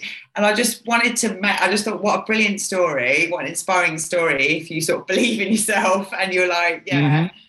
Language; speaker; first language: English; native; English